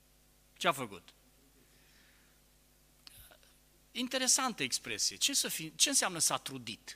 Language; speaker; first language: Romanian; native; Romanian